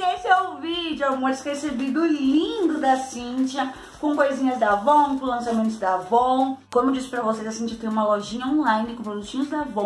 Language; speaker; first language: Portuguese; native; Portuguese